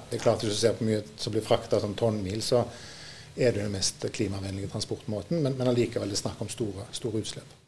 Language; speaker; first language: Norwegian; native; Norwegian